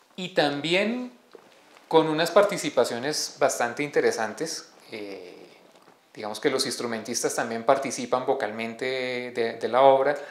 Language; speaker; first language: Spanish; native; Spanish